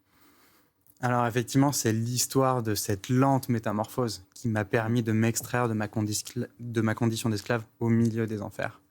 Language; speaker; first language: French; native; French